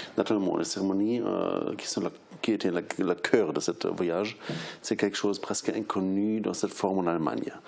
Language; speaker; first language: French; non-native, fluent; German